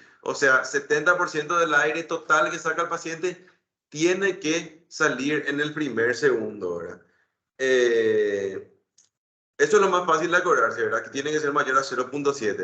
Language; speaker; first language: Spanish; native; Spanish